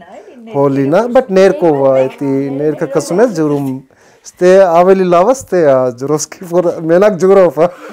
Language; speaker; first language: Armenian; non-native, learner; Hindi